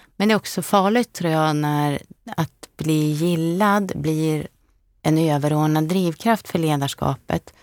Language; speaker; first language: Swedish; native; Swedish